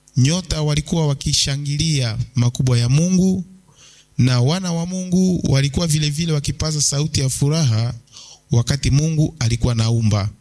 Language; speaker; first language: Swahili; native; Swahili